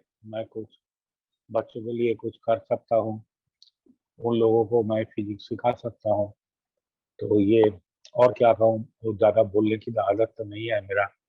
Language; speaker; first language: Hindi; non-native, local second language; Bangla